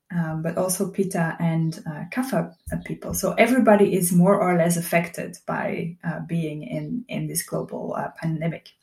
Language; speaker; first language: English; non-native, fluent; Dutch